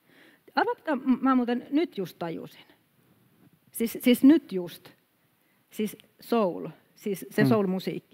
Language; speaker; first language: Finnish; native; Finnish